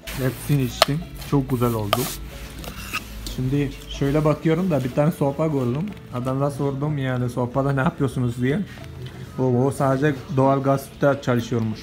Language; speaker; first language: Turkish; non-native, fluent; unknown